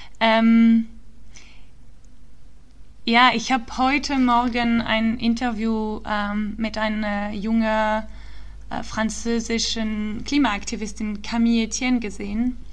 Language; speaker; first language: German; early bilingual, heritage; German